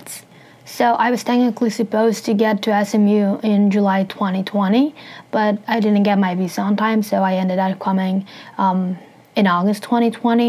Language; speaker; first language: English; non-native, fluent; Spanish